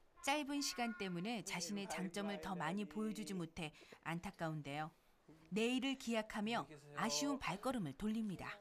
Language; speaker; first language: Korean; native; Korean